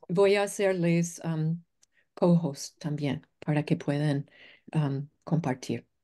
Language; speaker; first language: Spanish; non-native, fluent; English